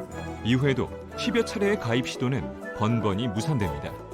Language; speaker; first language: Korean; native; Korean